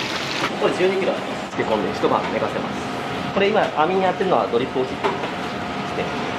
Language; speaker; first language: Japanese; native; Japanese